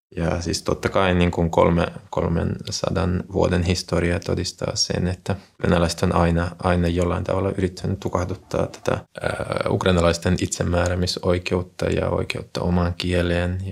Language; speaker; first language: Finnish; non-native, fluent; Russian